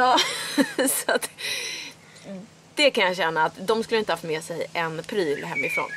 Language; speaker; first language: Swedish; native; Swedish